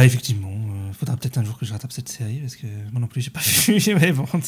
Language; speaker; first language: French; native; French